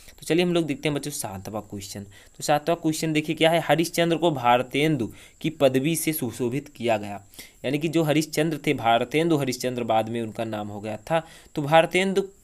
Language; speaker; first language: Hindi; native; Hindi